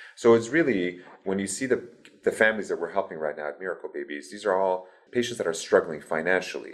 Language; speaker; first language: English; early bilingual, other home language; Persian